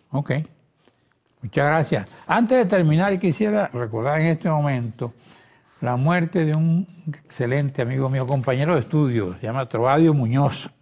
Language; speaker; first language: Spanish; native; Spanish